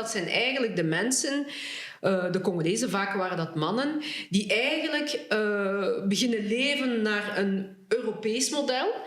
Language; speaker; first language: Dutch; early bilingual, other home language; Lingala